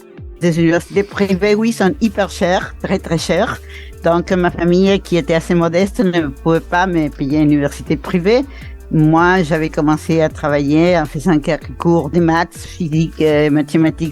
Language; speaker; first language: French; non-native, fluent; Spanish